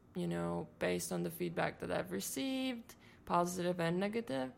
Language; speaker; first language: English; non-native, fluent; Latvian